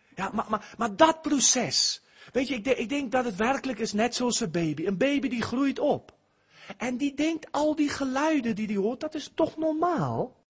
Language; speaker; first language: Dutch; early bilingual, heritage; Dutch